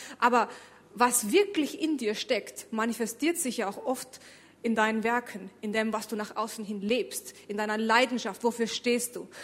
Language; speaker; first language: German; early bilingual, other home language; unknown